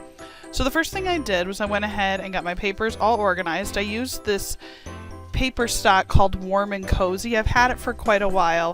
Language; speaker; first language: English; native; English